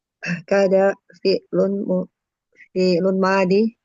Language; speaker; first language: Arabic; non-native, learner; Indonesian